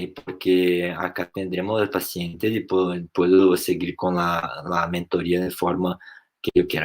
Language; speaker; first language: Spanish; non-native, fluent; Portuguese